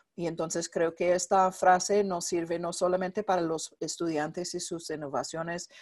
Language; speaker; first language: Spanish; non-native, fluent; English